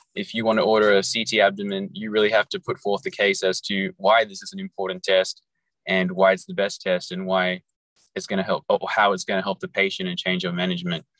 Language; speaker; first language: English; native; English